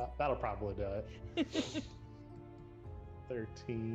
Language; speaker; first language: English; native; English